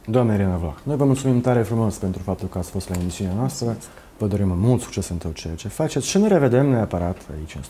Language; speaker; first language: Romanian; native; Romanian